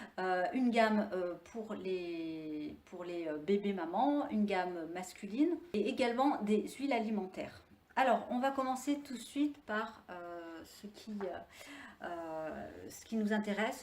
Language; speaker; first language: French; native; French